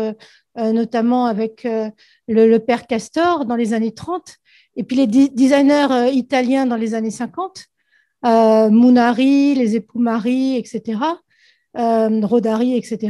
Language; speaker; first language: French; native; French